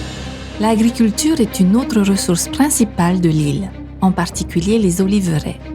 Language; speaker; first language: French; native; French